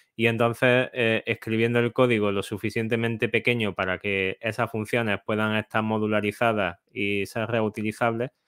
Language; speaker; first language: Spanish; native; Spanish